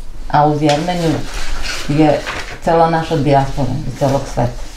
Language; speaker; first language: Serbian; non-native, fluent; Armenian